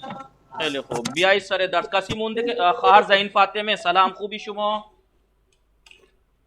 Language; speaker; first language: Persian; non-native, fluent; Urdu